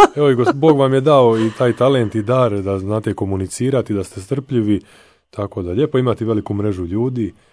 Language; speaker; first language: Croatian; native; Croatian